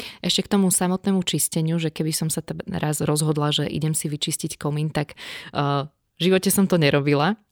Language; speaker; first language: Slovak; native; Slovak